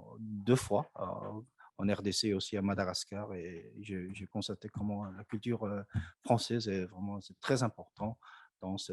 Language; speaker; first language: French; non-native, fluent; Korean